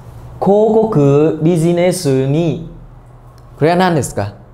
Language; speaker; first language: Japanese; non-native, fluent; Vietnamese